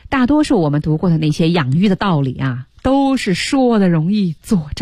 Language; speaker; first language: Chinese; native; Chinese